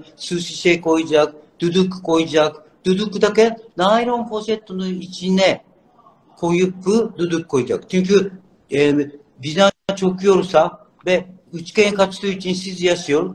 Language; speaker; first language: Turkish; non-native, learner; Japanese